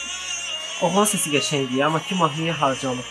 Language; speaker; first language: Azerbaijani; native; Azerbaijani